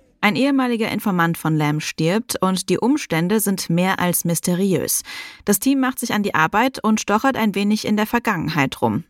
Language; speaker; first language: German; native; German